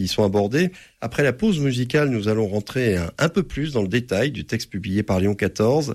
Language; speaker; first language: French; native; French